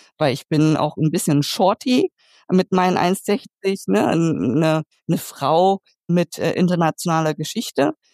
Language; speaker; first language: German; early bilingual, other home language; Vietnamese